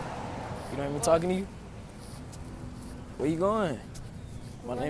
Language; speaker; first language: English; native; English